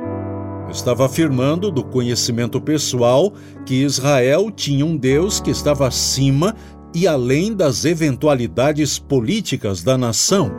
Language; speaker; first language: Portuguese; native; Portuguese